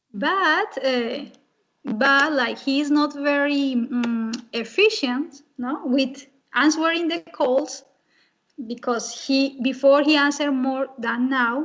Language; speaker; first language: English; non-native, fluent; Spanish